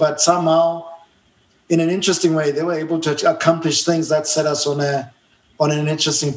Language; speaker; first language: English; non-native, local second language; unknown